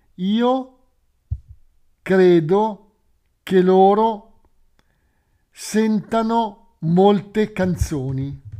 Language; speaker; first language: Italian; native; Italian